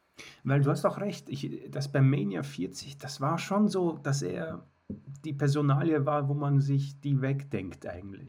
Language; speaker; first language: German; native; German